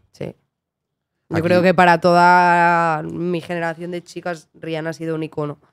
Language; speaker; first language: Spanish; native; Spanish